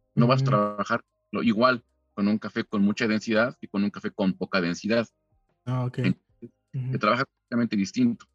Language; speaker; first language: Spanish; native; Spanish